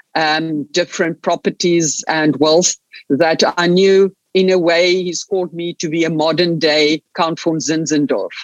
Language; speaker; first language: English; non-native, local second language; Afrikaans